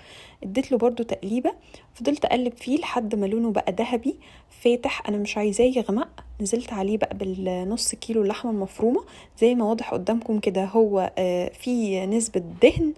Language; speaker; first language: Arabic; native; Arabic